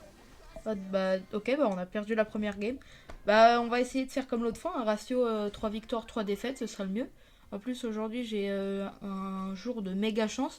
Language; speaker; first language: French; native; French